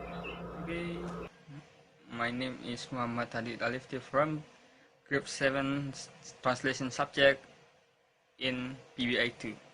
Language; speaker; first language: English; non-native, learner; Indonesian